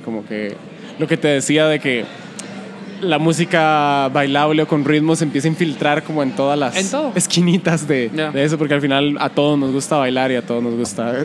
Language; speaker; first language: Spanish; native; Spanish